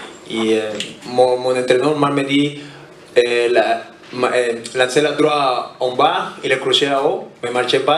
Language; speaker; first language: French; non-native, learner; Spanish